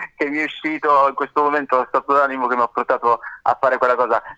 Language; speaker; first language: Italian; native; Italian